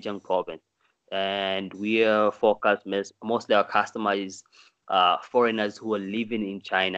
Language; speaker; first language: English; non-native, local second language; Swahili